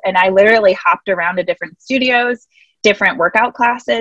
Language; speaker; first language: English; native; English